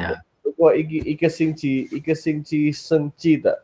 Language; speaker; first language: Chinese; non-native, learner; Indonesian